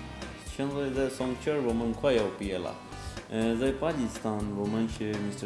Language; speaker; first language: Chinese; non-native, learner; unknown